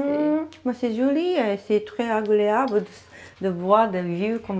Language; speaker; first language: French; non-native, learner; Japanese